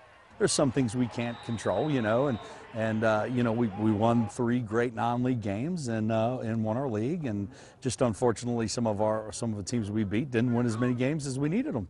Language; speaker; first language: English; native; English